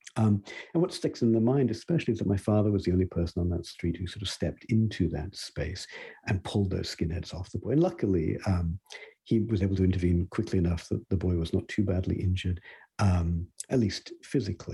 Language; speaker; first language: English; native; English